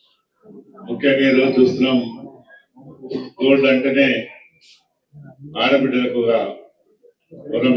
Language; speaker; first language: Telugu; native; Telugu